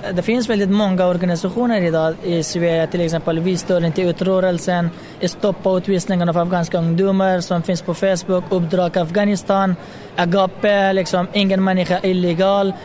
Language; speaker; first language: Swedish; non-native, fluent; Pashto